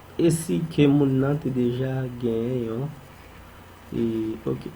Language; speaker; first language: French; non-native, local second language; Haitian Creole